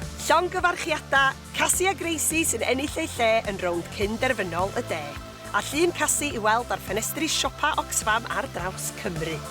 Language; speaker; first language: Welsh; native; Welsh